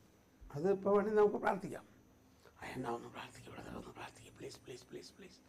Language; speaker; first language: Malayalam; native; Malayalam